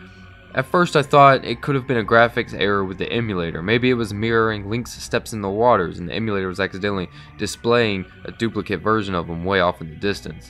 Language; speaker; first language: English; native; English